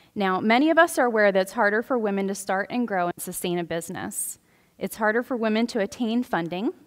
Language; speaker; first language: English; native; English